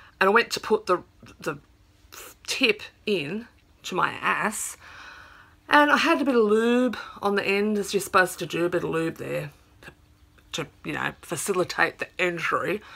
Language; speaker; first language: English; native; English